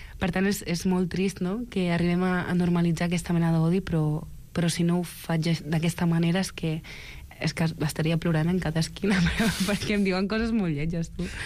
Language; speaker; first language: Catalan; early bilingual, other home language; Arabic